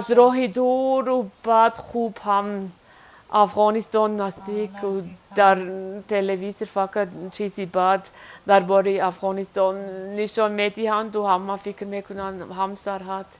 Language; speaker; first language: Persian; non-native, learner; Swiss German